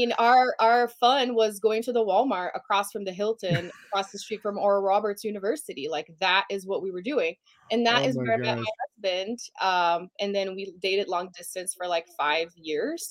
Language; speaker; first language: English; non-native, fluent; Portuguese